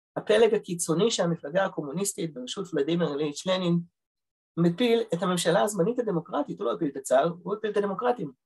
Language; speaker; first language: Hebrew; early bilingual, other home language; Russian